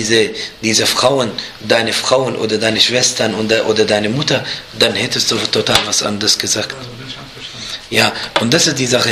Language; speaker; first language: German; non-native, fluent; Arabic